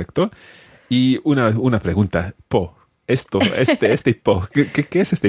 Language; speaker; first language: Spanish; non-native, fluent; English